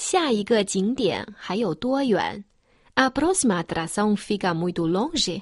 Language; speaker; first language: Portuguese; non-native, fluent; Chinese